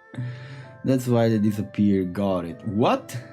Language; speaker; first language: English; non-native, fluent; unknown